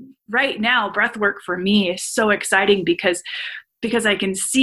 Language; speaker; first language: English; native; English